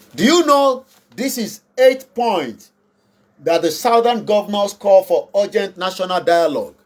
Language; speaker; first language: English; non-native, local second language; Yoruba